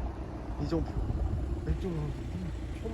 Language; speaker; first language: Korean; native; Korean